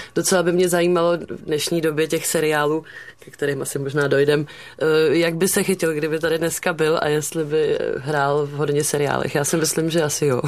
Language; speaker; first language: Czech; native; Czech